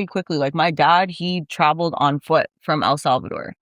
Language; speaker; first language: English; native; English